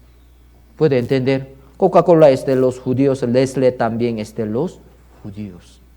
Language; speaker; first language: Spanish; non-native, learner; Korean